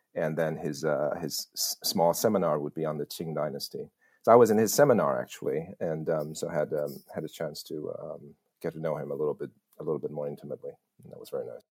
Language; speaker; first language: English; early bilingual, other home language; Chinese